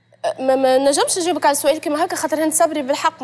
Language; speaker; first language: Arabic; native; Arabic